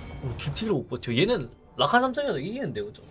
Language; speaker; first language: Korean; native; Korean